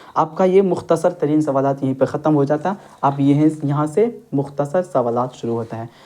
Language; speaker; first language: Urdu; native; Urdu